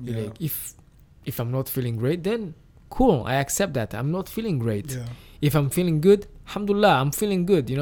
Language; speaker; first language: English; non-native, local second language; Kinyarwanda